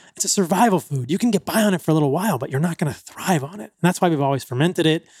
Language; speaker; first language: English; native; English